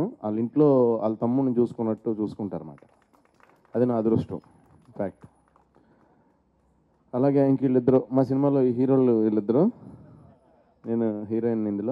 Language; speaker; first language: Telugu; native; Telugu